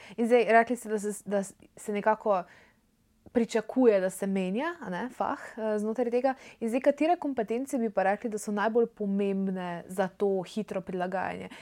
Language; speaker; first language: Slovenian; native; Slovenian